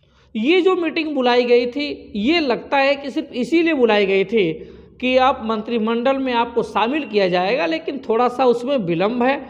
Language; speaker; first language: Hindi; native; Hindi